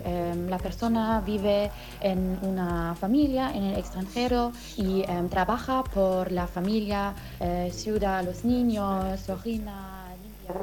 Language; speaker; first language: Spanish; non-native, fluent; German